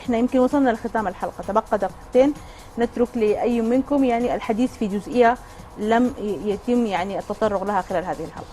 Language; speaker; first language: Arabic; native; Arabic